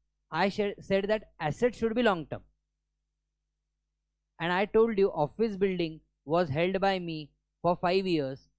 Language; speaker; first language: English; non-native, local second language; Hindi